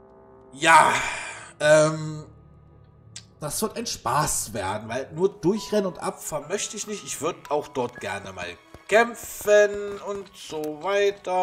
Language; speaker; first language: German; native; German